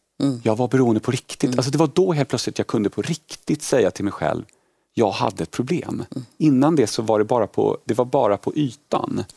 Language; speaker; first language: Swedish; early bilingual, other home language; Polish